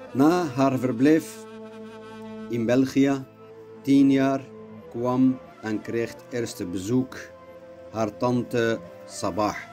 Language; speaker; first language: Dutch; non-native, learner; Kurdish